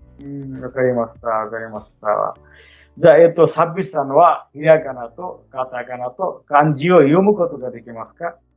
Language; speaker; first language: Japanese; non-native, fluent; Bangla